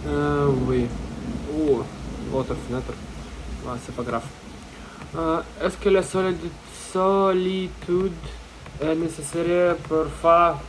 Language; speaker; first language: French; non-native, learner; Russian